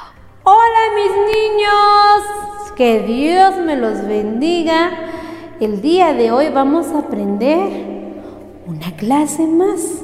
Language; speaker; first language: Spanish; non-native, local second language; Kaqchikel